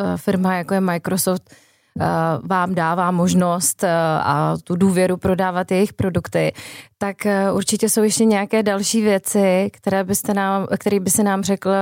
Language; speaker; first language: Czech; native; Czech